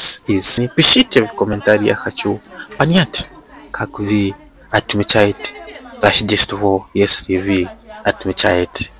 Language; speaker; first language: Russian; non-native, learner; Bemba